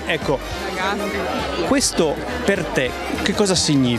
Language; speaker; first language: Italian; native; Italian